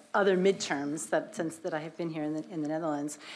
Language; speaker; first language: English; native; English